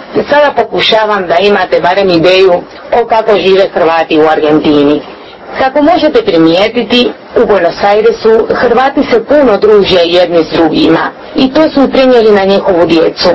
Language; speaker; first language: Croatian; early bilingual, heritage; Croatian